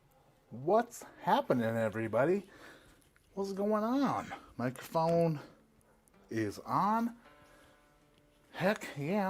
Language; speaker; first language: English; native; English